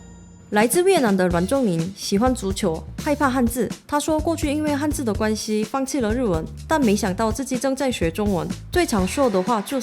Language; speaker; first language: Chinese; non-native, fluent; Korean